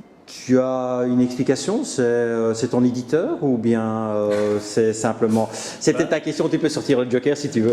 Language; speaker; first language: French; native; French